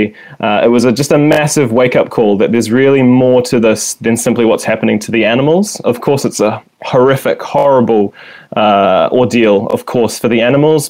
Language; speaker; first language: English; native; English